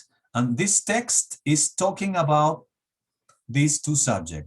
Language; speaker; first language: English; non-native, fluent; Spanish